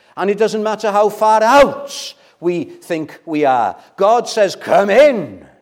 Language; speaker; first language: English; non-native, local second language; Welsh